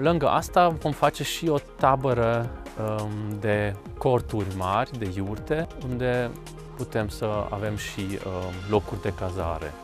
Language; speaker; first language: Romanian; non-native, local second language; Hungarian